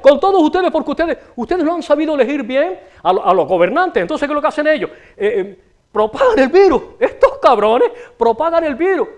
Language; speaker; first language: Spanish; native; Spanish